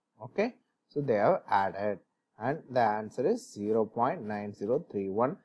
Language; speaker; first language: English; non-native, local second language; Tamil